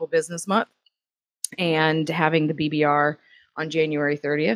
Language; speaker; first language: English; native; English